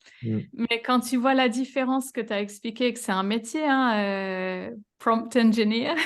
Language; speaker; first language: French; native; French